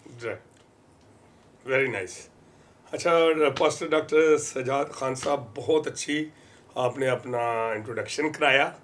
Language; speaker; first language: Urdu; non-native, local second language; Punjabi